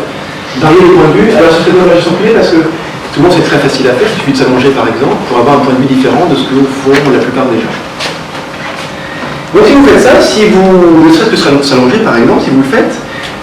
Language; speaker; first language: French; native; French